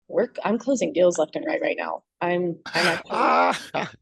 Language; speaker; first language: English; native; English